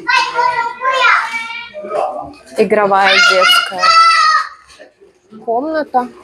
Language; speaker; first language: Russian; native; Russian